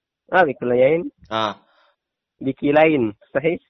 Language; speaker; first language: Arabic; non-native, learner; Indonesian